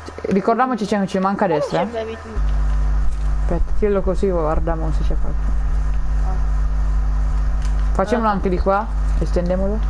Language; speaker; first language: Italian; native; Italian